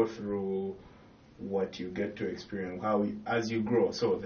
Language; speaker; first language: English; non-native, local second language; Ganda